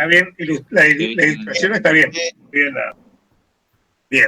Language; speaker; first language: Spanish; native; Spanish